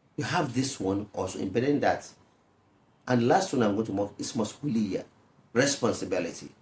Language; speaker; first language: English; non-native, local second language; Yoruba